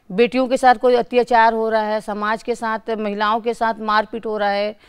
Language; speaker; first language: Hindi; native; Hindi